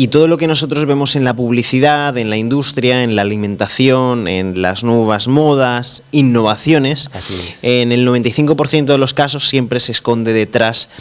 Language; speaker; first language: Spanish; native; Spanish